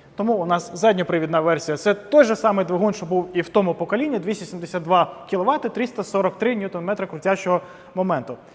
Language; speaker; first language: Ukrainian; non-native, local second language; Russian